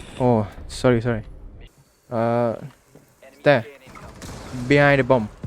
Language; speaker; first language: English; non-native, learner; Thai